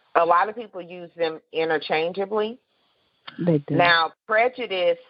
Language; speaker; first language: English; native; English